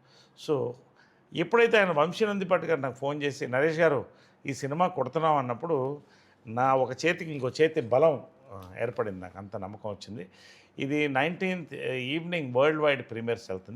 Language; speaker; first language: Telugu; native; Telugu